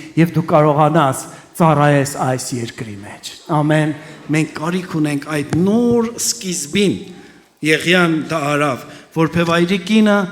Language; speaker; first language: Armenian; early bilingual, heritage; Armenian